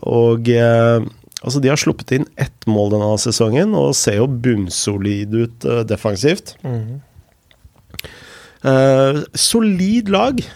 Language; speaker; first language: Norwegian; native; Norwegian